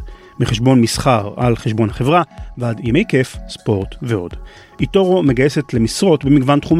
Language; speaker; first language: Hebrew; native; Hebrew